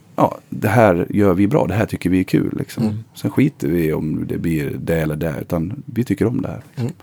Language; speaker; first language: Swedish; native; Swedish